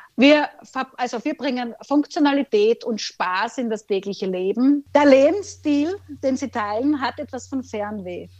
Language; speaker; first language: German; native; German